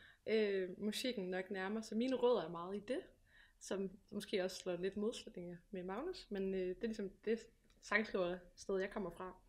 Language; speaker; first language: Danish; native; Danish